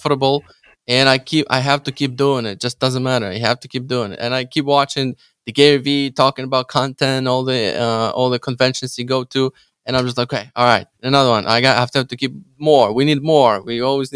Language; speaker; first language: English; non-native, fluent; Ukrainian